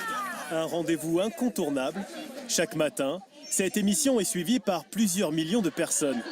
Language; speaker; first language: French; native; French